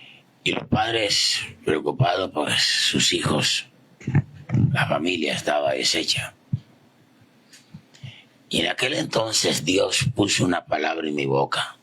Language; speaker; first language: Spanish; native; Spanish